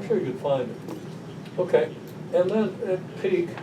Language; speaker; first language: English; native; English